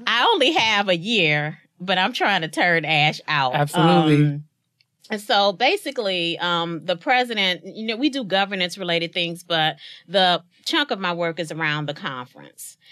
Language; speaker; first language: English; native; English